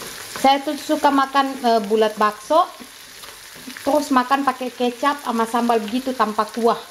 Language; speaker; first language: Indonesian; non-native, local second language; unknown